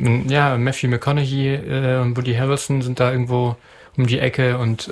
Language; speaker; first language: German; native; German